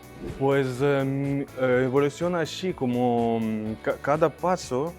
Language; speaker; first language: Spanish; non-native, learner; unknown